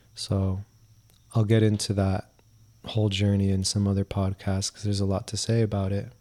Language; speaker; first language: English; early bilingual, other home language; Spanish